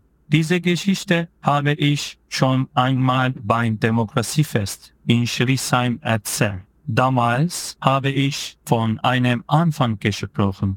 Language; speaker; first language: German; non-native, fluent; Turkish